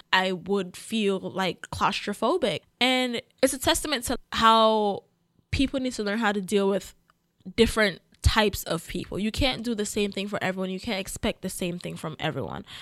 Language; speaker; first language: English; native; English